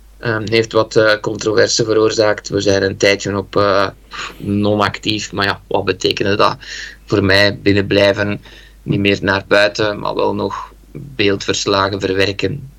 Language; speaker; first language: Dutch; native; Dutch